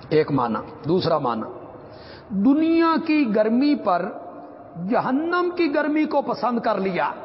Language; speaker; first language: Urdu; non-native, local second language; Punjabi